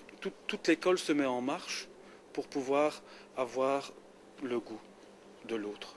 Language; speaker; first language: French; native; French